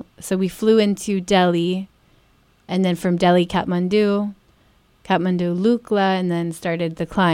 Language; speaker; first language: English; native; English